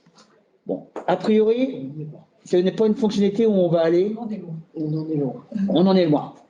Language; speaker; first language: French; native; French